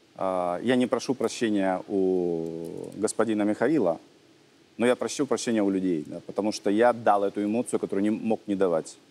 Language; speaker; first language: Russian; native; Russian